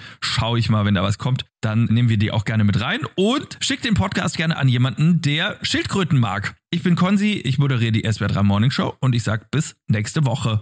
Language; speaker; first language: German; native; German